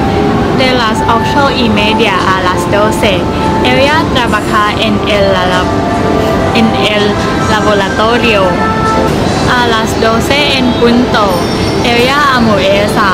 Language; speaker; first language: Spanish; non-native, learner; Thai